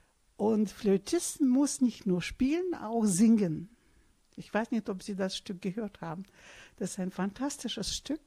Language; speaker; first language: German; non-native, fluent; Russian